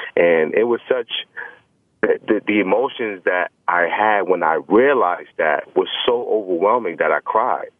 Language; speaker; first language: English; native; English